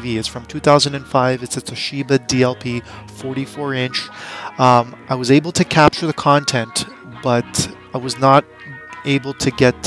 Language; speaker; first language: English; native; English